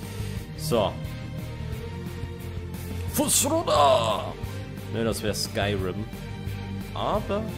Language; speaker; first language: German; native; German